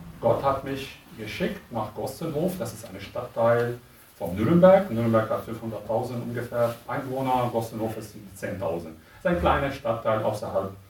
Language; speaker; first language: German; non-native, learner; Arabic